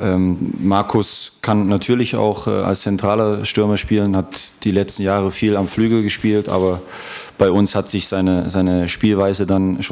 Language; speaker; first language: German; native; German